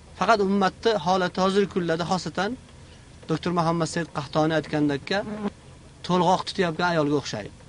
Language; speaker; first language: Uzbek; native; Uzbek